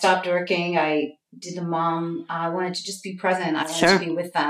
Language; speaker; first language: English; native; English